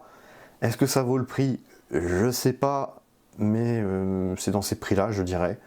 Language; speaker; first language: French; native; French